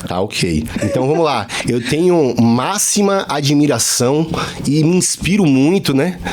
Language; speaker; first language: Portuguese; native; Portuguese